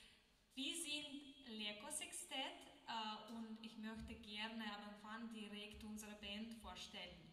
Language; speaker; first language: German; non-native, learner; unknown